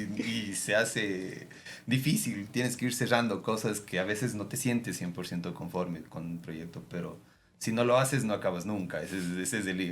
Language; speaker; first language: Spanish; native; Spanish